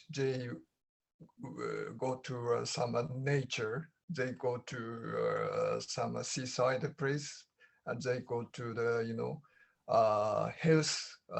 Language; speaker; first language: English; non-native, learner; Japanese